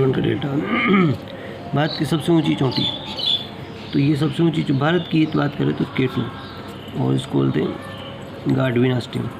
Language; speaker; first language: Hindi; native; Hindi